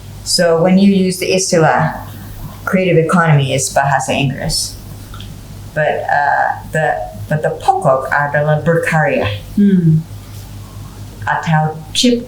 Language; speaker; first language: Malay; non-native, fluent; English